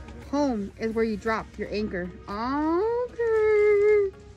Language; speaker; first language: English; early bilingual, other home language; Spanish